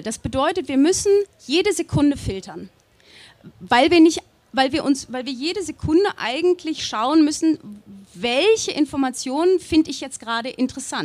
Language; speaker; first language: German; native; German